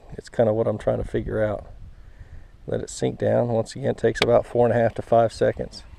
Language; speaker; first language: English; native; English